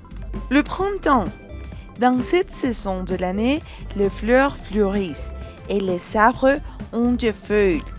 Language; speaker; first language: French; non-native, fluent; Spanish